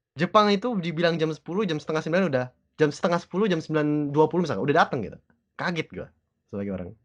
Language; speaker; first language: Indonesian; early bilingual, other home language; English